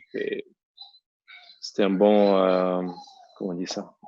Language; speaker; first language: French; non-native, learner; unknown